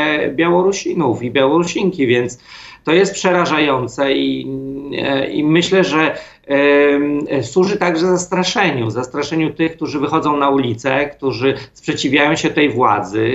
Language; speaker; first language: Polish; native; Polish